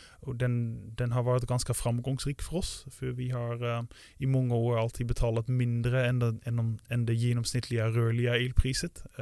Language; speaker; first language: Swedish; non-native, fluent; Dutch